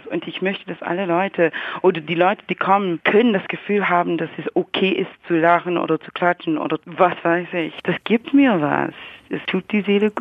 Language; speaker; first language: German; non-native, fluent; English